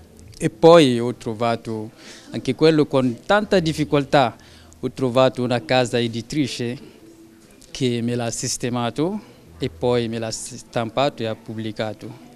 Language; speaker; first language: Italian; non-native, learner; French